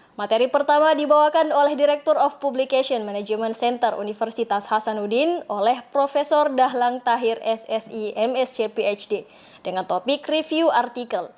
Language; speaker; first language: Indonesian; native; Indonesian